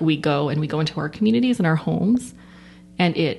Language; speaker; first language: English; native; English